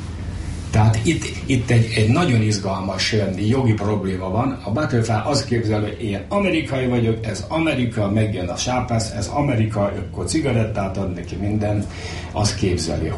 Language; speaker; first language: Hungarian; native; Hungarian